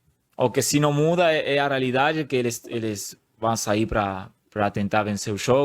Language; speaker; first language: Portuguese; non-native, fluent; Spanish